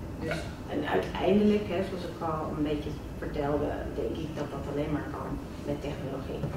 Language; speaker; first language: Dutch; native; Dutch